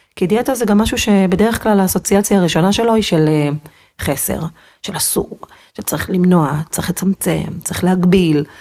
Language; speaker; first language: Hebrew; native; Hebrew